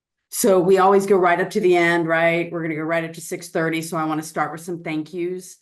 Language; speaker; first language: English; native; English